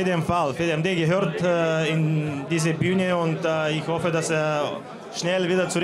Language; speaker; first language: German; non-native, fluent; Bulgarian